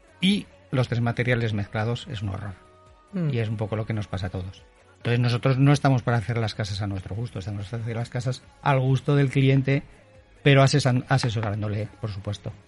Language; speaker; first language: Spanish; native; Spanish